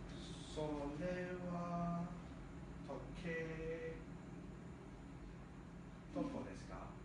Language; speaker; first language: Japanese; non-native, learner; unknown